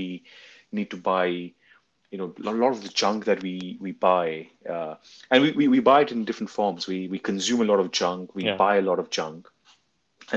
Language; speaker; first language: English; non-native, local second language; Hindi